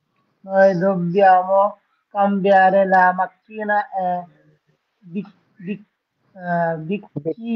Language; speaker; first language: Italian; non-native, learner; Bangla